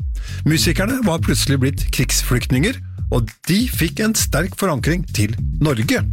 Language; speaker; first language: Norwegian; native; Norwegian